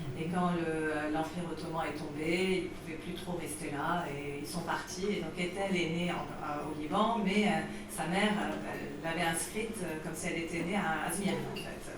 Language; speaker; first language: French; non-native, local second language; Arabic